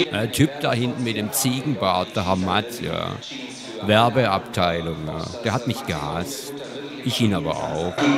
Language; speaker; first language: German; native; German